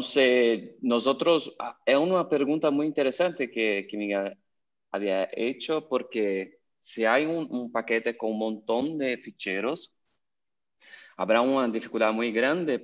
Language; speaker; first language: Spanish; non-native, learner; Portuguese